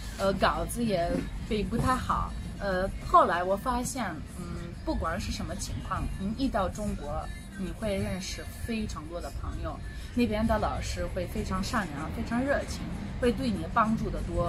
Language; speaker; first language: Chinese; non-native, fluent; Bosnian